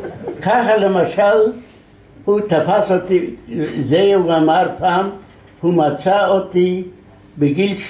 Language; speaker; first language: Hebrew; non-native, fluent; Yiddish